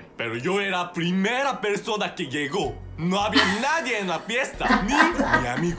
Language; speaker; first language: Spanish; non-native, learner; Korean